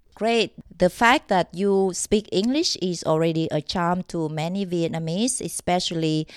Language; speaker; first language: English; non-native, fluent; Vietnamese